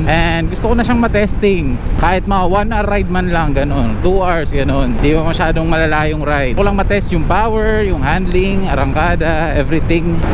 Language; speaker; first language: Filipino; native; Filipino